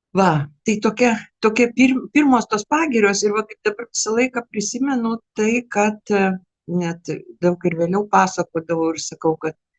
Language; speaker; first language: Lithuanian; native; Lithuanian